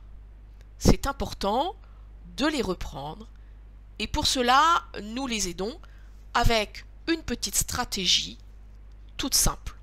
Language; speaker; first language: French; native; French